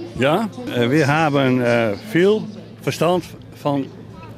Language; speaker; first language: German; non-native, learner; Dutch